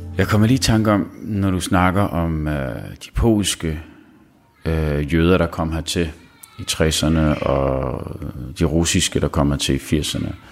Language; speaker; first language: Danish; early bilingual, other home language; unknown